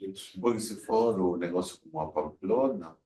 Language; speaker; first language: Portuguese; non-native, fluent; Spanish